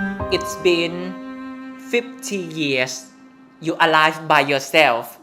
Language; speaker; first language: English; non-native, learner; Thai